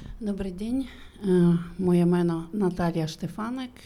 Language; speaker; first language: Slovak; non-native, learner; Ukrainian